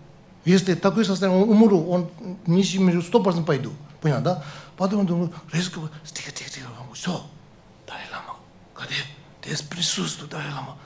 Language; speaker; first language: Russian; non-native, learner; Tibetan